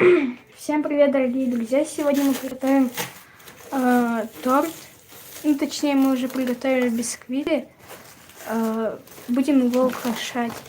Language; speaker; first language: Russian; non-native, local second language; Tajik